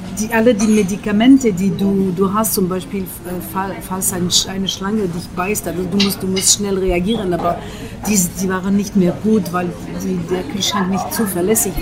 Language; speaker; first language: German; non-native, fluent; French